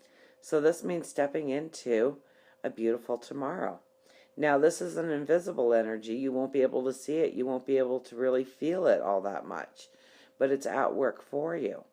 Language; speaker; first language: English; native; English